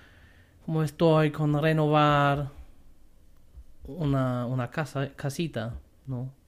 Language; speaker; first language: Spanish; non-native, fluent; German